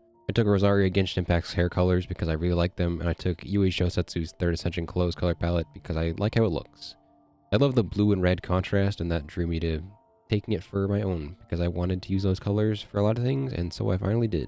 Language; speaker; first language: English; native; English